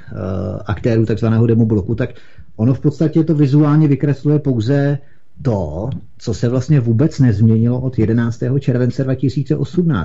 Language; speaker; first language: Czech; native; Czech